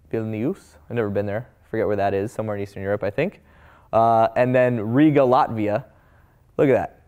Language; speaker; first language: English; native; English